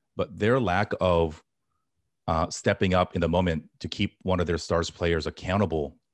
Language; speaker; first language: English; native; English